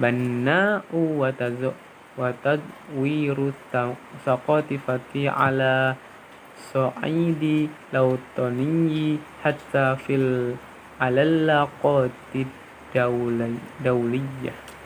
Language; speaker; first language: Arabic; non-native, learner; Indonesian